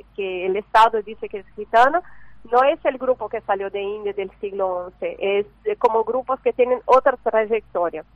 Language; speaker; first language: Spanish; non-native, fluent; Portuguese